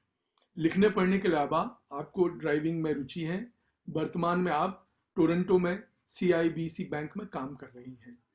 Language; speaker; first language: Hindi; native; Hindi